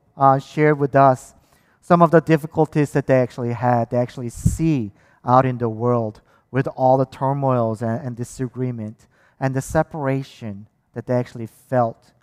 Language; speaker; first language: English; early bilingual, other home language; Korean